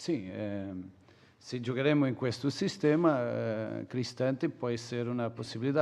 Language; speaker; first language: Italian; non-native, fluent; Portuguese